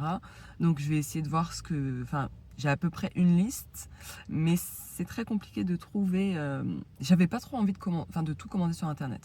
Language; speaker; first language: French; native; French